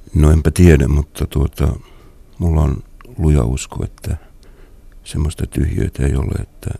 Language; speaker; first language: Finnish; native; Finnish